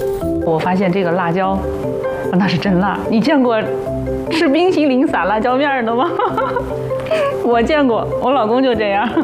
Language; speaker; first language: Chinese; native; Chinese